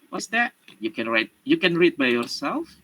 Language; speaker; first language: English; non-native, learner; Indonesian